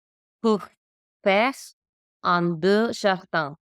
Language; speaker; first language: French; non-native, learner; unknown